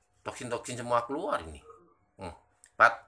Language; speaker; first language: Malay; non-native, local second language; Javanese